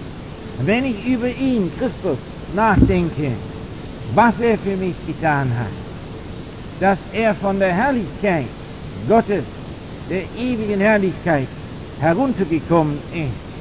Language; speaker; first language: German; non-native, fluent; English